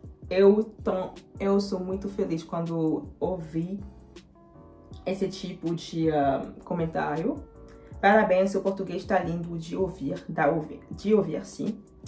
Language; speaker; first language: Portuguese; non-native, learner; Lingala